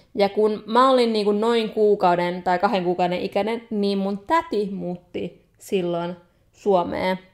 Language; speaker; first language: Finnish; early bilingual, other home language; Nepali